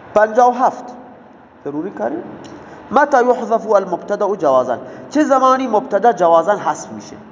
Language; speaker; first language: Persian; non-native, local second language; Baluchi